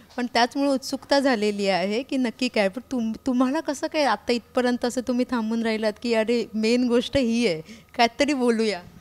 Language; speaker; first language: Marathi; native; Marathi